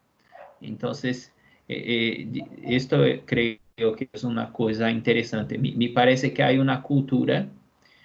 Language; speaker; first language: Spanish; non-native, fluent; Portuguese